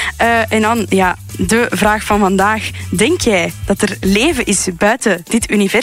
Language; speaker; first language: Dutch; native; Dutch